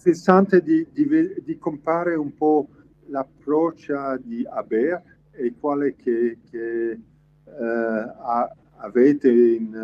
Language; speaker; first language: Italian; non-native, learner; French